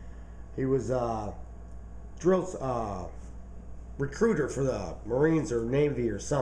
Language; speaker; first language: English; native; English